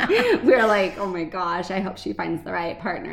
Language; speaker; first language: English; native; English